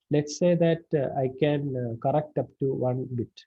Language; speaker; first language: English; non-native, local second language; Malayalam